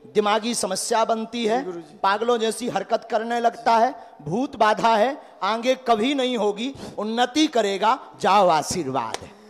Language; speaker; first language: Hindi; native; Hindi